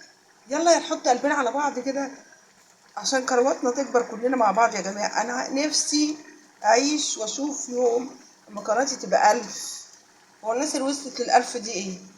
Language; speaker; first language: Arabic; native; Arabic